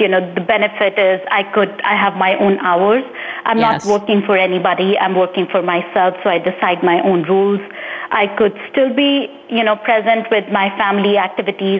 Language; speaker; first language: English; non-native, local second language; Hindi